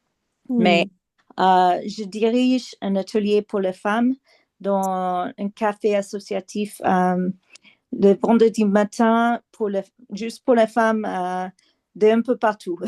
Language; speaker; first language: French; non-native, fluent; English